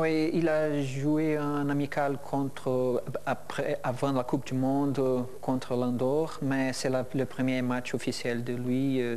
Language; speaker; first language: French; non-native, learner; Portuguese